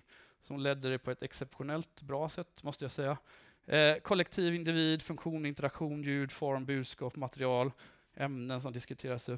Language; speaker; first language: Swedish; native; Swedish